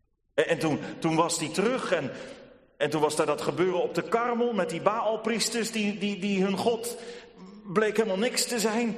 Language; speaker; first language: Dutch; native; Dutch